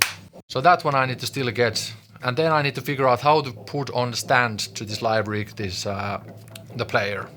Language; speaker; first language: English; non-native, fluent; Finnish